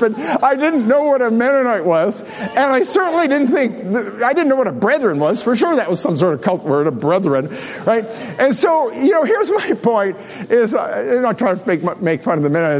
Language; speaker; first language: English; native; English